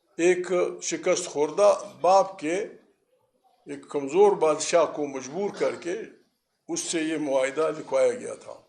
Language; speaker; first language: Urdu; non-native, local second language; Pashto